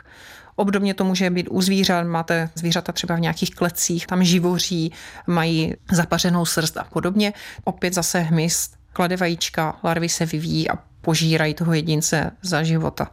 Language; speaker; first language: Czech; native; Czech